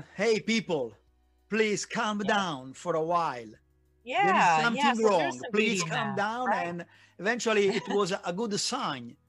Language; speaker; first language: English; non-native, fluent; Italian